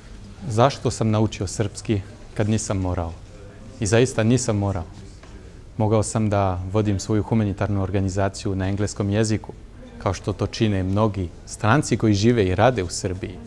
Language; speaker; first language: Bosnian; non-native, fluent; French